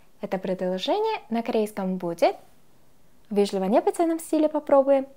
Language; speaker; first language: Russian; non-native, fluent; Korean